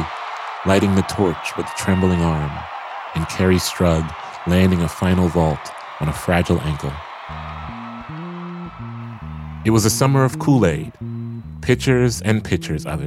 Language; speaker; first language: English; native; English